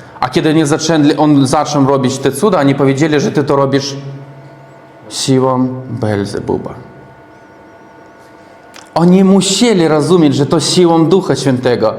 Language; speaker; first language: Polish; non-native, learner; Russian